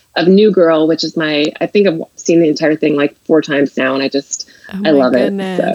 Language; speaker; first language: English; native; English